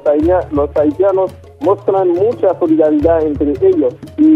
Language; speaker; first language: Spanish; non-native, local second language; Haitian Creole